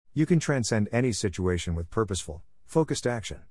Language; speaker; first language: English; non-native, local second language; Bemba